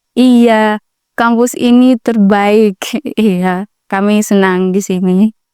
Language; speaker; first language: Indonesian; non-native, learner; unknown